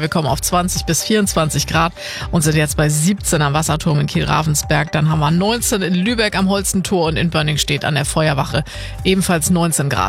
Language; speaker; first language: German; native; German